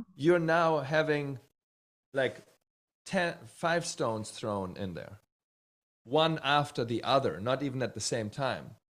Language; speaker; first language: English; early bilingual, other home language; Czech